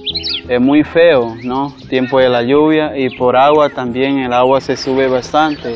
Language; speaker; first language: Spanish; non-native, local second language; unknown